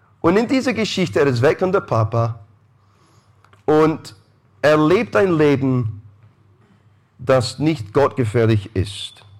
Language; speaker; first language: German; non-native, fluent; English